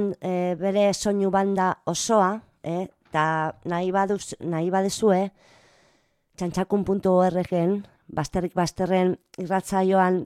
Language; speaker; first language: Basque; non-native, local second language; Spanish